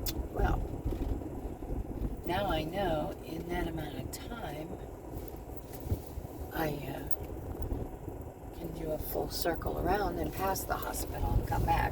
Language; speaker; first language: English; native; English